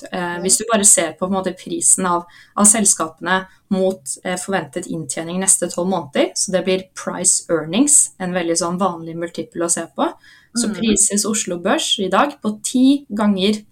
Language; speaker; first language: Norwegian; native; Norwegian